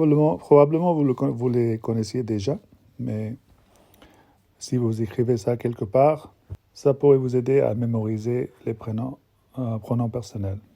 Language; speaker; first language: French; non-native, fluent; English